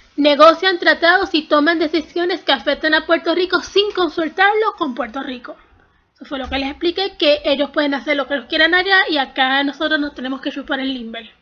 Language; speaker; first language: Spanish; native; Spanish